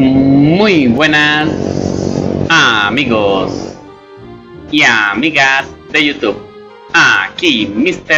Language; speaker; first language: Spanish; native; Spanish